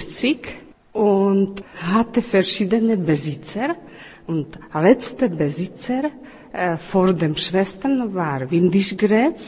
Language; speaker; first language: German; non-native, fluent; Czech